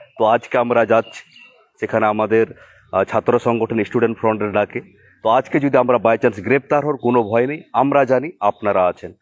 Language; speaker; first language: Bangla; non-native, local second language; Santali